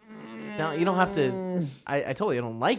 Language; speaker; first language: English; native; English